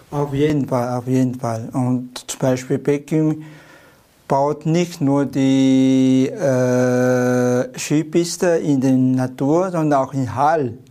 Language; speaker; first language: German; non-native, fluent; Chinese